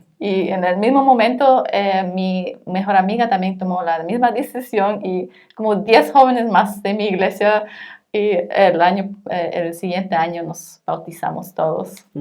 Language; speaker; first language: Spanish; non-native, fluent; German